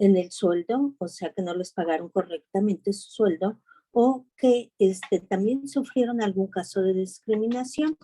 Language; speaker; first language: Spanish; native; Spanish